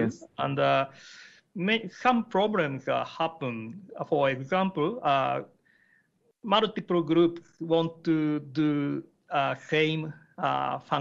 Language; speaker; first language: English; non-native, learner; Japanese